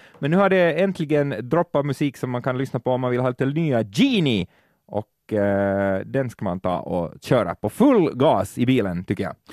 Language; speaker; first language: Swedish; native; Swedish